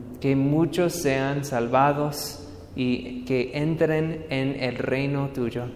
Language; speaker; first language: Spanish; non-native, fluent; English